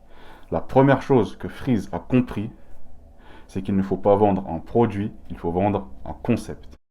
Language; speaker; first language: French; native; French